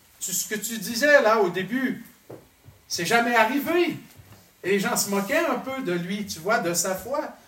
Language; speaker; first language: French; native; French